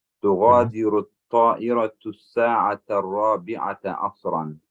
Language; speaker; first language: Arabic; non-native, learner; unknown